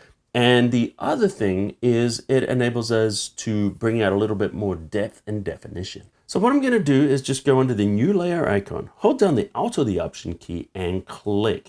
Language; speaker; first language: English; native; English